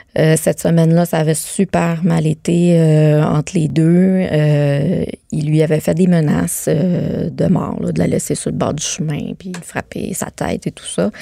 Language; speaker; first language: French; native; French